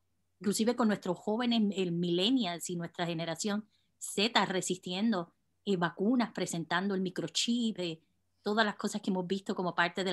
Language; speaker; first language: Spanish; native; Spanish